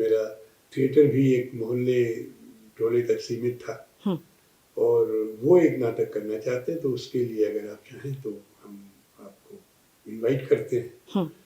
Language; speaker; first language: Hindi; native; Hindi